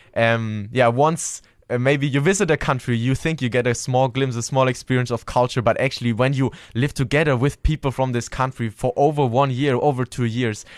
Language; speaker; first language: English; non-native, fluent; German